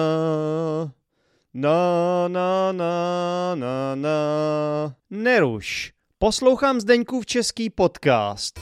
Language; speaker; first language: Czech; native; Czech